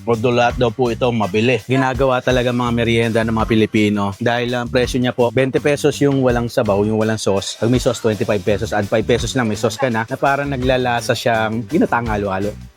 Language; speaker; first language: Filipino; native; Filipino